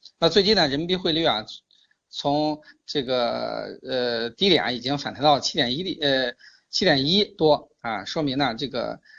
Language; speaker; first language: Chinese; native; Chinese